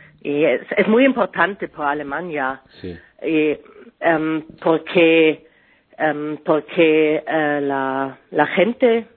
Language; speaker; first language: Spanish; non-native, learner; German